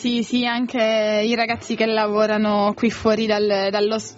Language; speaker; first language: Italian; native; Italian